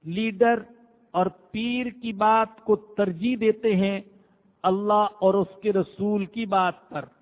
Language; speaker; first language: Urdu; non-native, local second language; Punjabi